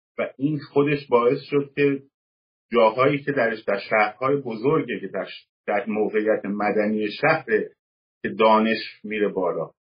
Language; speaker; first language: Persian; native; Persian